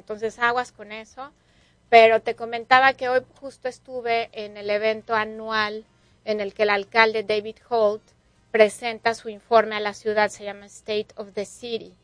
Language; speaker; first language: Spanish; native; Spanish